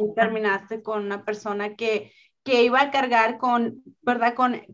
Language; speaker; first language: Spanish; native; Spanish